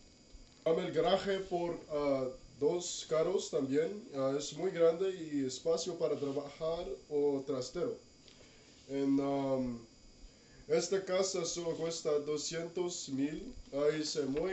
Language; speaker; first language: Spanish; non-native, learner; English